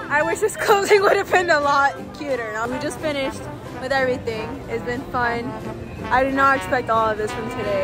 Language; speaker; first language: English; early bilingual, other home language; Spanish